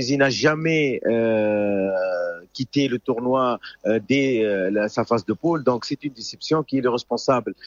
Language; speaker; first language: French; non-native, local second language; Arabic